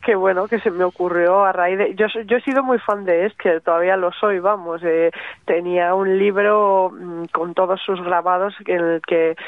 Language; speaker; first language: Spanish; native; Spanish